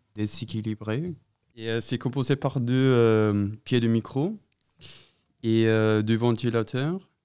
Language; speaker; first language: French; non-native, fluent; German